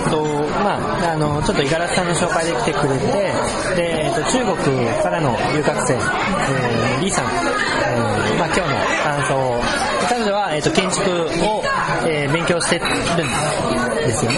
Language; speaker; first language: Japanese; native; Japanese